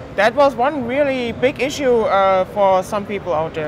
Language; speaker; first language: English; non-native, fluent; German